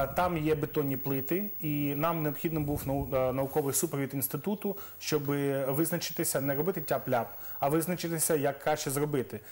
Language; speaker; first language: Ukrainian; native; Ukrainian